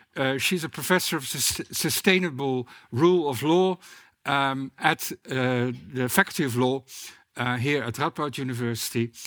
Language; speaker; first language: English; non-native, fluent; Dutch